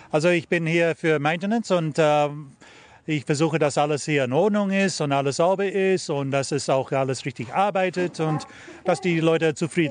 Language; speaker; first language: German; early bilingual, heritage; German